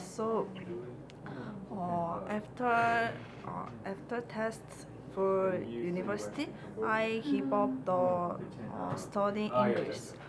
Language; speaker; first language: English; non-native, learner; Korean